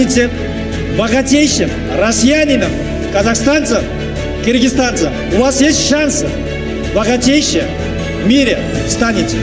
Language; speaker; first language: Russian; non-native, learner; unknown